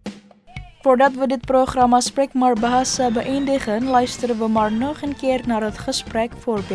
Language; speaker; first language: Dutch; non-native, learner; Indonesian